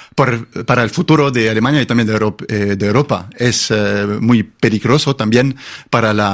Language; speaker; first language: Spanish; non-native, fluent; German